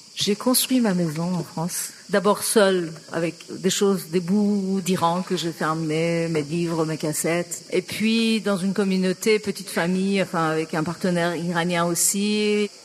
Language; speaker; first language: French; non-native, fluent; Persian